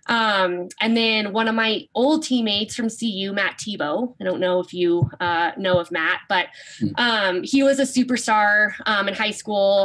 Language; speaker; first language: English; native; English